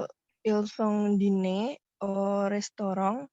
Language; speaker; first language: French; non-native, learner; Indonesian